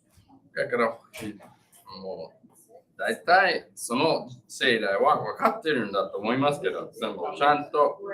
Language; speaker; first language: Japanese; non-native, learner; English